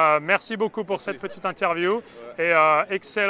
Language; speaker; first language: French; native; French